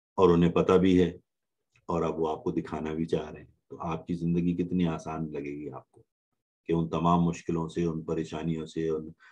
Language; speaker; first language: Urdu; native; Urdu